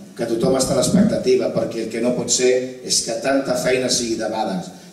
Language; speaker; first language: Catalan; non-native, local second language; Spanish